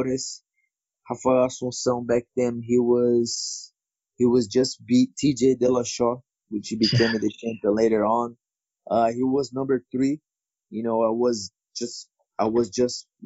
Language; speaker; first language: English; non-native, fluent; Portuguese